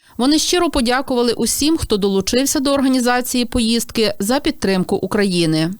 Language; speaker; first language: Ukrainian; native; Ukrainian